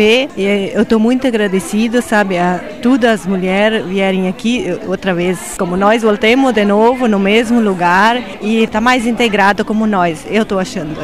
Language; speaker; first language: Portuguese; non-native, learner; Spanish